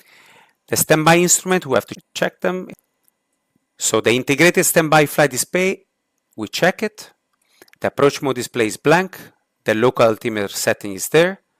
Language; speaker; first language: English; non-native, fluent; Italian